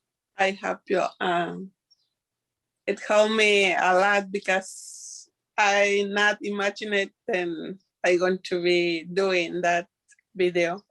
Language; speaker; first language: English; non-native, learner; Spanish